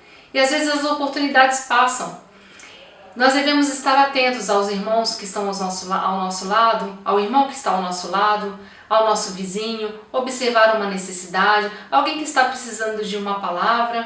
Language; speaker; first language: Portuguese; native; Portuguese